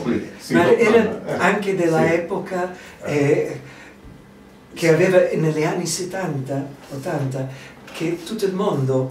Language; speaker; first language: Italian; non-native, fluent; English